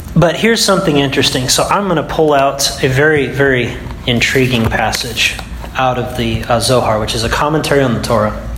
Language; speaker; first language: English; native; English